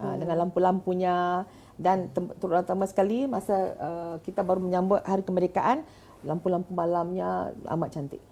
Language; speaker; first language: Malay; native; Malay